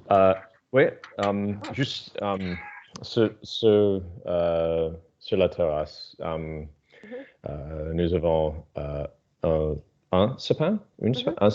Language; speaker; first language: French; non-native, learner; English